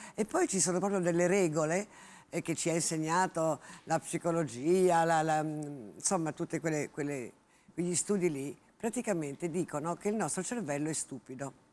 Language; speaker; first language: Italian; native; Italian